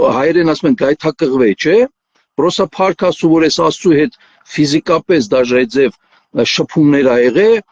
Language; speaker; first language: Armenian; native; Armenian